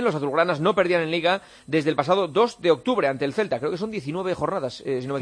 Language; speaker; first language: Spanish; native; Spanish